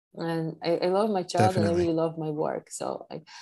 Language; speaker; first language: English; non-native, fluent; Polish